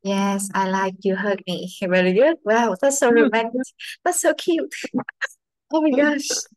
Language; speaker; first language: English; non-native, learner; Vietnamese